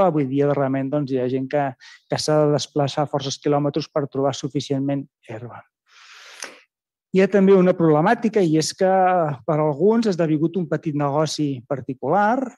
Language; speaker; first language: Catalan; native; Catalan